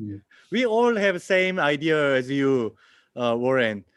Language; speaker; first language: English; non-native, learner; Korean